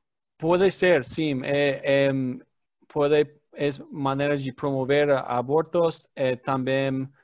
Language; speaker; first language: Portuguese; non-native, learner; English